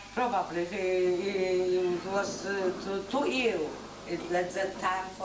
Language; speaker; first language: English; non-native, learner; Polish